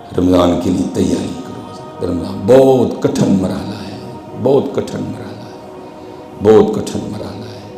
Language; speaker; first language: Urdu; non-native, local second language; Punjabi